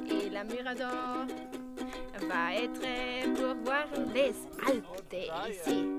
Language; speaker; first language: French; non-native, learner; German